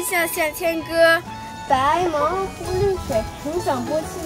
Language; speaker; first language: Chinese; non-native, learner; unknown